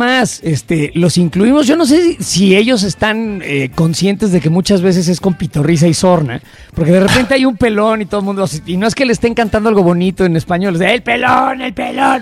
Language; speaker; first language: Spanish; native; Spanish